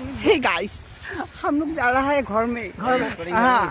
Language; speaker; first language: Hindi; non-native, local second language; Assamese